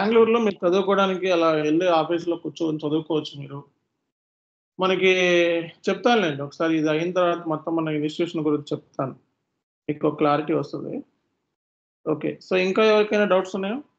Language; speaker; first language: Telugu; native; Telugu